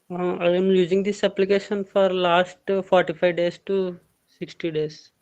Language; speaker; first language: English; non-native, learner; Telugu